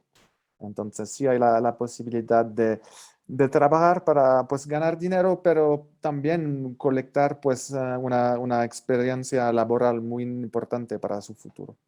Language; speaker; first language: Spanish; non-native, fluent; French